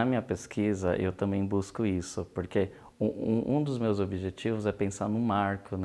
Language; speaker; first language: Portuguese; native; Portuguese